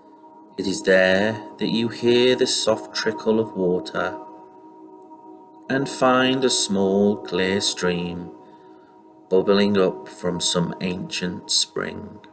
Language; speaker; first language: English; native; English